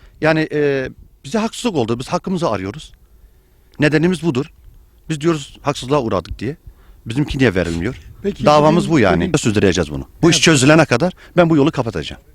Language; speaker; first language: Turkish; non-native, local second language; Kurdish